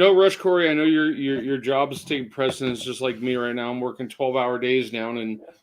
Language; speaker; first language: English; native; English